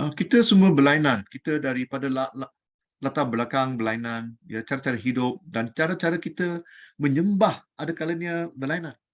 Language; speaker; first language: Malay; non-native, local second language; Chinese